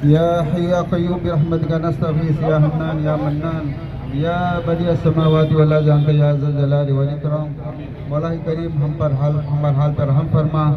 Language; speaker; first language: Urdu; native; Urdu